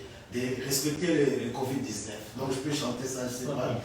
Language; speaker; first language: French; non-native, local second language; Lingala